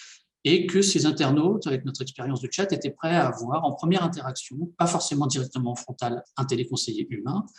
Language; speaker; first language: French; native; French